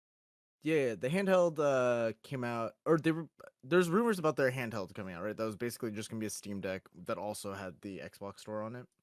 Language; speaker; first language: English; native; English